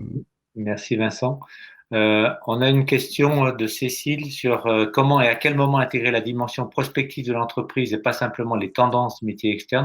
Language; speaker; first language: French; native; French